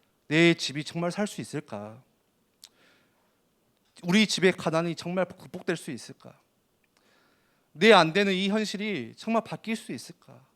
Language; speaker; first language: Korean; native; Korean